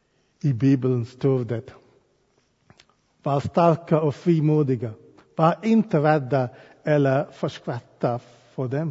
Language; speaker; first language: Swedish; non-native, fluent; English